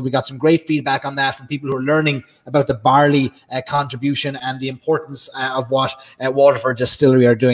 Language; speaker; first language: English; native; English